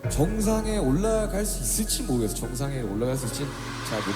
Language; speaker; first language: Korean; native; Korean